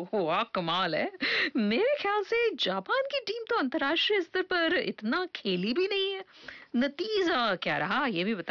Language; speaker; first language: Hindi; native; Hindi